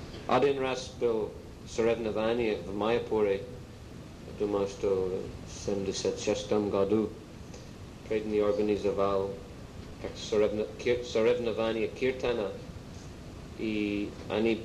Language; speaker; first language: Russian; non-native, learner; English